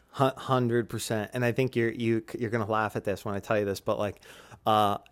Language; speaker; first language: English; native; English